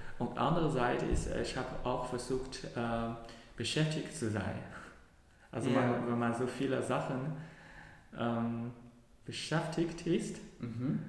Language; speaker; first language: German; non-native, learner; Cantonese